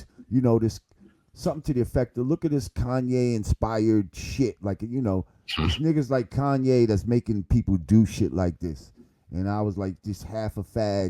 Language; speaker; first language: English; native; English